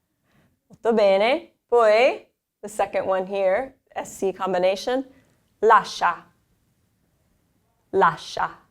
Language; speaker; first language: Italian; non-native, fluent; English